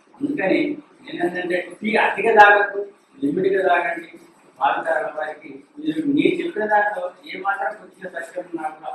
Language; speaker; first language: Telugu; native; Telugu